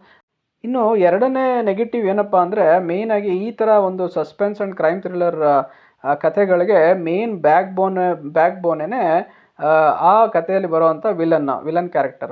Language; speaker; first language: Kannada; native; Kannada